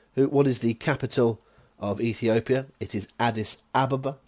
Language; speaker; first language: English; native; English